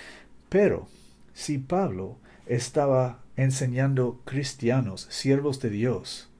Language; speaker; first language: Spanish; non-native, fluent; English